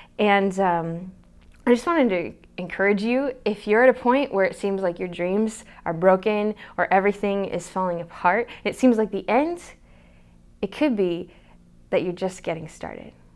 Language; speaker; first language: English; native; English